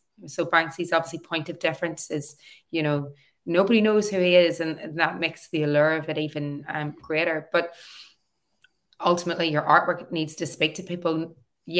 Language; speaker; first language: English; native; English